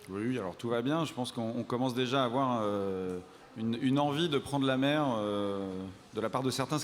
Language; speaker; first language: French; native; French